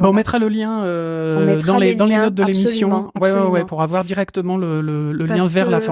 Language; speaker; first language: French; native; French